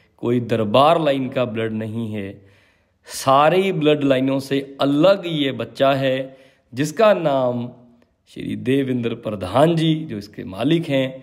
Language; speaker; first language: Hindi; native; Hindi